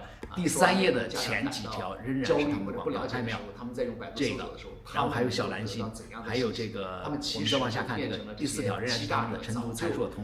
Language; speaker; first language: Chinese; native; Chinese